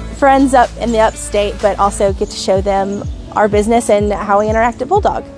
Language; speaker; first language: English; native; English